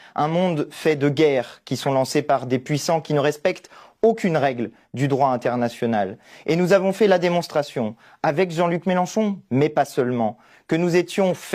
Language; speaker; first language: French; native; French